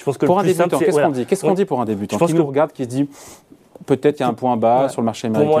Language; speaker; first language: French; native; French